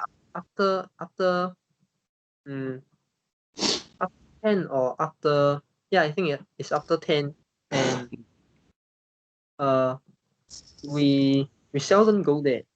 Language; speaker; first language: English; non-native, learner; Chinese